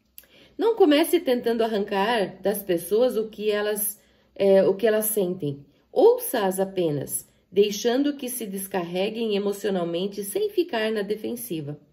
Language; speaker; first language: Portuguese; native; Portuguese